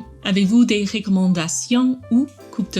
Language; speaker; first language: French; non-native, learner; English